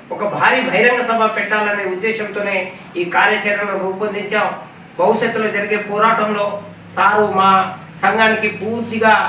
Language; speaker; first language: Telugu; non-native, local second language; Lambadi